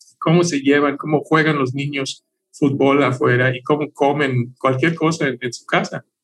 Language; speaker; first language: Spanish; non-native, fluent; English